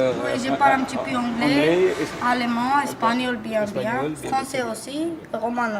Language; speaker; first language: French; non-native, learner; Romanian